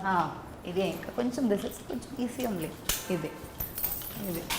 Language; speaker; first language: Telugu; non-native, learner; Malayalam